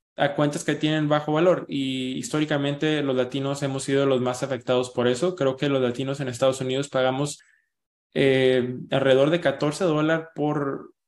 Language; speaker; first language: Spanish; early bilingual, heritage; Spanish